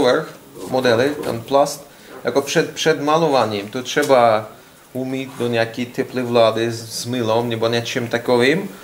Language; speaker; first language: Czech; non-native, learner; Russian